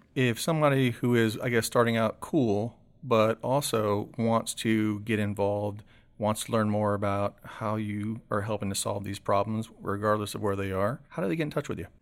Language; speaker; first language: English; native; English